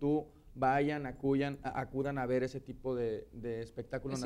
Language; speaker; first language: Spanish; native; Spanish